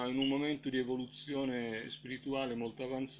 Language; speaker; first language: Italian; native; Italian